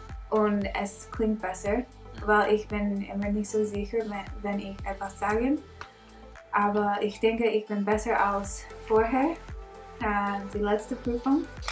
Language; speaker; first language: German; non-native, learner; English